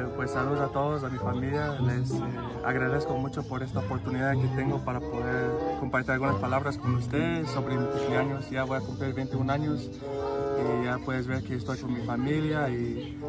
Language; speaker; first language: Spanish; non-native, fluent; English